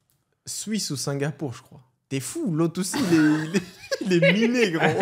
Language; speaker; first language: French; native; French